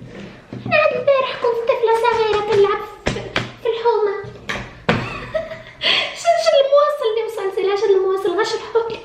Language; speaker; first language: Arabic; native; Arabic